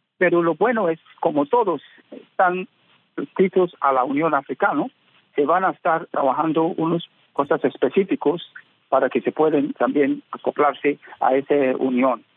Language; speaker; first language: Spanish; non-native, fluent; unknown